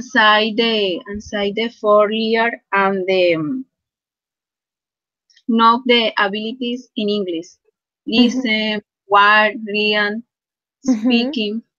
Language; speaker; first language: English; non-native, learner; Spanish